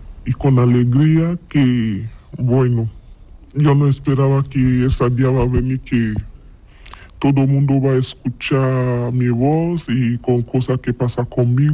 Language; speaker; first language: Spanish; non-native, learner; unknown